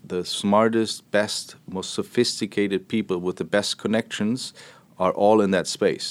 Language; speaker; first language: English; non-native, fluent; German